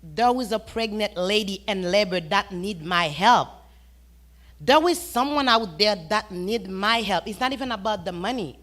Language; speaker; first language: English; non-native, fluent; Haitian Creole